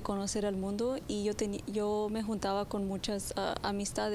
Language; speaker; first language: Spanish; early bilingual, other home language; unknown